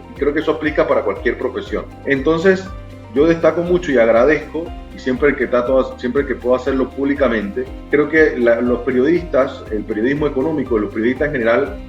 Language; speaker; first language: Spanish; native; Spanish